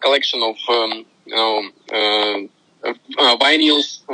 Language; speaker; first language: English; non-native, fluent; Russian